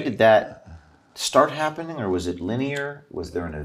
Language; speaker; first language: English; native; English